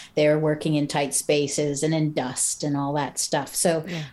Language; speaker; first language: English; native; English